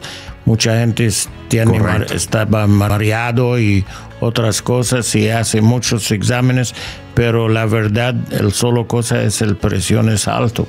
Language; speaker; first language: Spanish; non-native, fluent; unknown